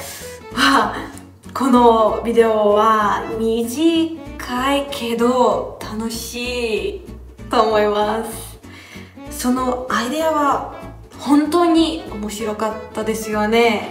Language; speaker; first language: Japanese; non-native, fluent; Hungarian